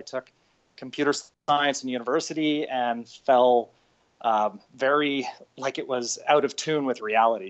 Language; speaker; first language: English; native; English